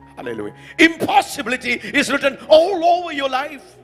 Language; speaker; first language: English; non-native, local second language; Malayalam